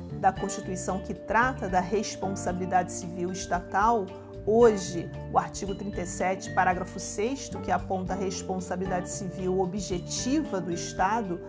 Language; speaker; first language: Portuguese; native; Portuguese